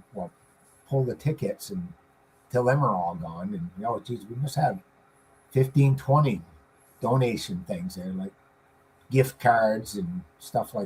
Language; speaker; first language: English; native; English